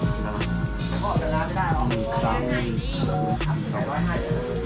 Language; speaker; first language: Thai; native; Thai